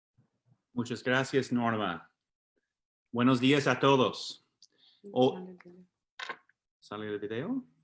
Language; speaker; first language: Spanish; non-native, fluent; English